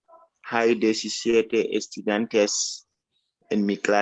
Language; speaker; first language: Spanish; non-native, learner; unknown